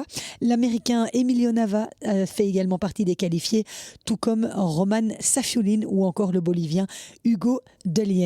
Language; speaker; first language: French; native; French